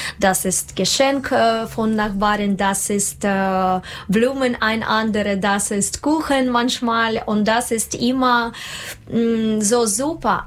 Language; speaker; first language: German; non-native, learner; Russian